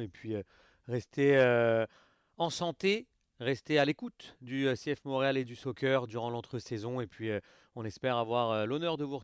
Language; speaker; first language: French; native; French